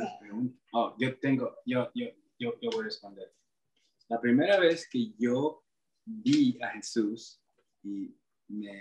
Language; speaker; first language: Spanish; early bilingual, heritage; Spanish